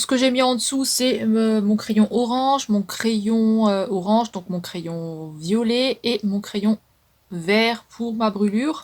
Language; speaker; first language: French; native; French